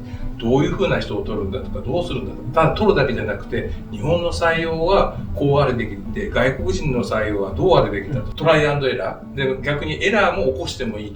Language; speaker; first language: Japanese; native; Japanese